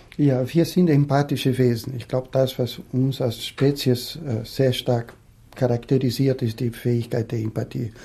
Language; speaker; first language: German; non-native, fluent; Portuguese